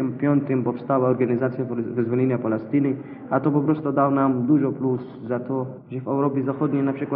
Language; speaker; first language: Polish; non-native, learner; Arabic